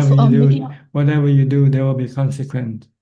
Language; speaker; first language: English; non-native, fluent; Thai